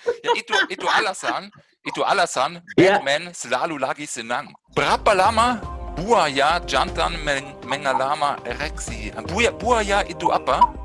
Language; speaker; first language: Indonesian; non-native, fluent; German